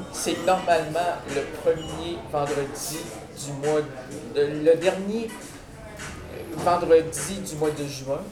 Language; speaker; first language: French; native; French